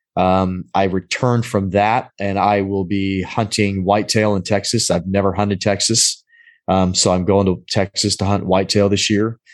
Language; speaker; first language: English; native; English